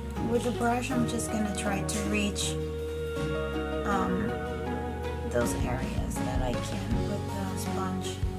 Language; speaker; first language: English; early bilingual, other home language; Spanish